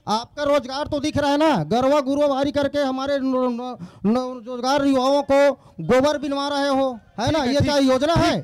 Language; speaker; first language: Hindi; native; Hindi